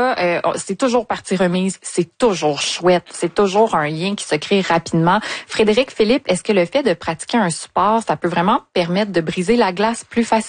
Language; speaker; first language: French; native; French